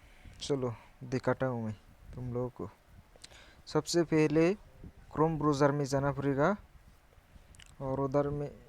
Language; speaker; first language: Hindi; non-native, local second language; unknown